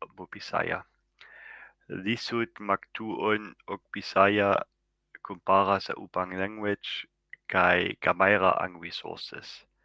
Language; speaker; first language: Cebuano; non-native, learner; German